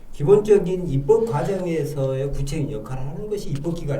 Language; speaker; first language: Korean; native; Korean